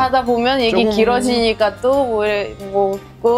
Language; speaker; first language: Korean; non-native, fluent; Arabic